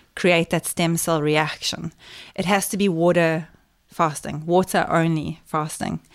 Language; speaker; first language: English; native; English